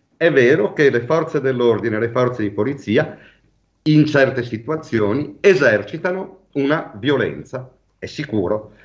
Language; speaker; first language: Italian; native; Italian